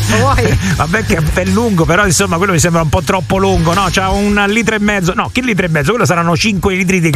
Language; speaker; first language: Italian; native; Italian